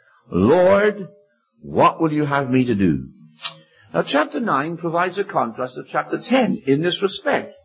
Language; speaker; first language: English; native; English